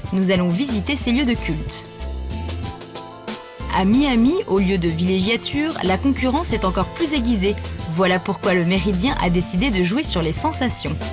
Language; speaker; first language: French; native; French